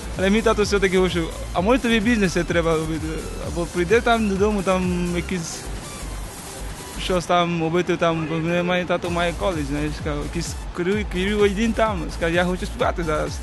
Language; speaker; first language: Ukrainian; non-native, learner; English